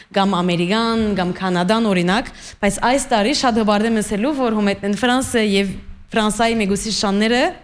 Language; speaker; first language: Armenian; early bilingual, heritage; Armenian